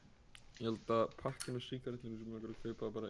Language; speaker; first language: Icelandic; non-native, learner; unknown